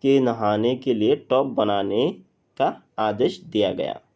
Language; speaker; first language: Hindi; non-native, local second language; Assamese